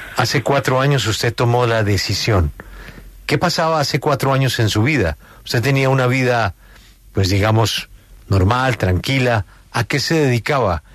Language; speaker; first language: Spanish; native; Spanish